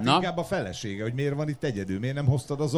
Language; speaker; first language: Hungarian; native; Hungarian